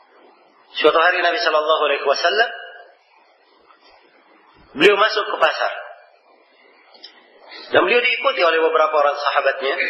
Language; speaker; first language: Indonesian; native; Indonesian